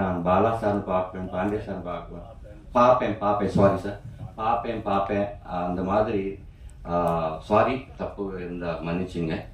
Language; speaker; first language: Tamil; non-native, learner; Telugu